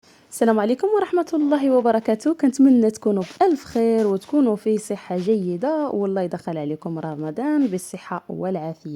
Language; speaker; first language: Arabic; native; Arabic